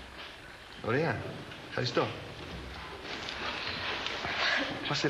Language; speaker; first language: Greek; non-native, learner; English